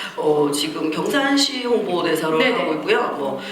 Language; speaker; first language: Korean; native; Korean